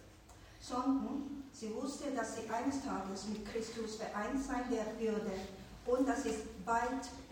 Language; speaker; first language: German; non-native, fluent; Chinese